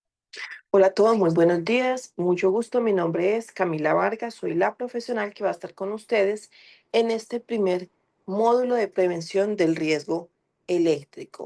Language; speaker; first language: Spanish; native; Spanish